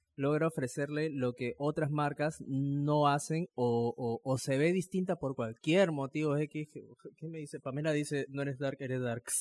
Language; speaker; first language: Spanish; native; Spanish